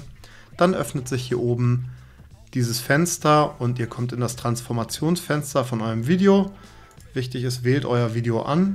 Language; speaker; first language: German; native; German